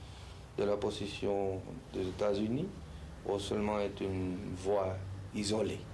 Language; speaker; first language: French; non-native, fluent; Spanish